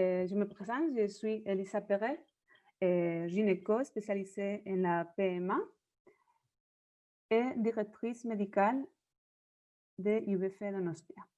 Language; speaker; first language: French; non-native, fluent; Spanish